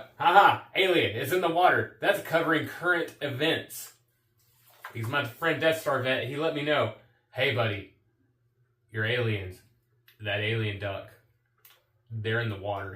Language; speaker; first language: English; native; English